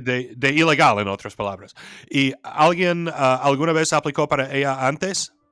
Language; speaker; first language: Spanish; non-native, fluent; English